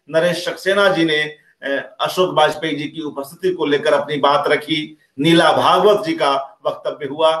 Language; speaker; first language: Hindi; native; Hindi